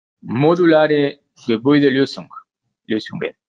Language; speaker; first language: German; non-native, learner; Spanish